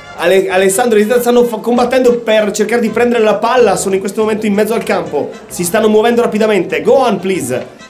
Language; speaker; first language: Italian; native; Italian